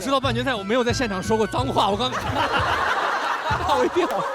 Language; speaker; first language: Chinese; native; Chinese